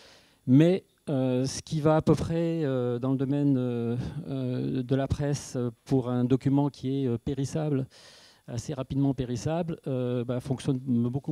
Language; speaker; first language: French; native; French